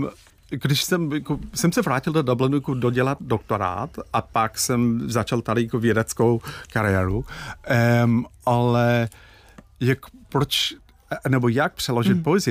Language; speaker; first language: Czech; non-native, fluent; English